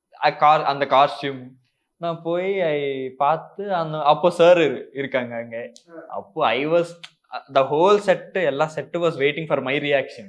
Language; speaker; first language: Tamil; non-native, learner; Telugu